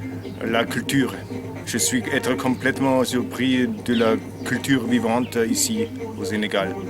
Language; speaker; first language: French; non-native, learner; German